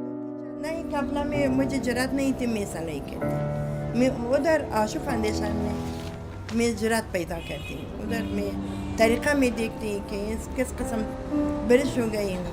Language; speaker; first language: Hindi; non-native, learner; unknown